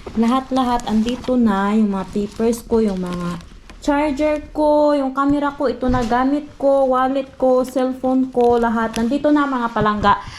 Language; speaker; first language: Filipino; non-native, local second language; Cebuano